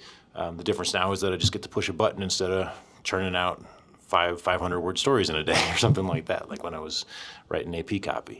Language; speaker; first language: English; native; English